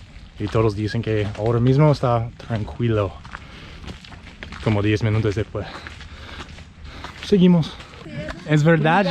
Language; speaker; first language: Spanish; non-native, fluent; English